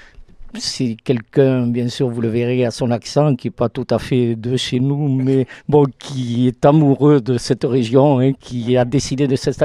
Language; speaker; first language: French; native; French